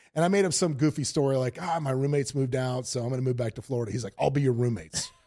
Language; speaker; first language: English; native; English